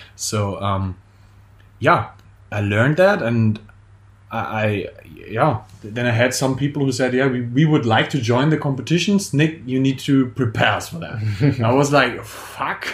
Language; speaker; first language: English; non-native, fluent; German